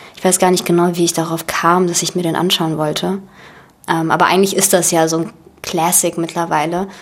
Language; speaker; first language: German; early bilingual, other home language; Russian